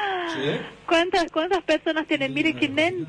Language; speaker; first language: Spanish; non-native, learner; Portuguese